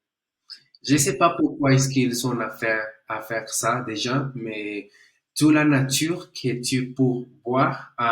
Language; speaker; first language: French; non-native, learner; Spanish